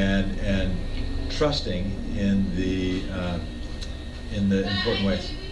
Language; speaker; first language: English; native; English